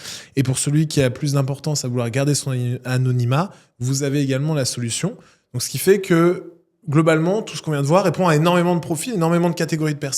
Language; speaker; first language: French; native; French